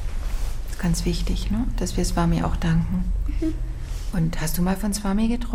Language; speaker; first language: German; native; German